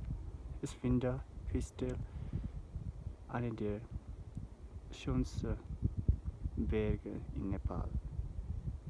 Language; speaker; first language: German; non-native, fluent; Nepali